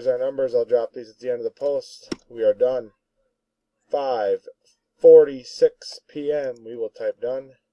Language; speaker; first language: English; native; English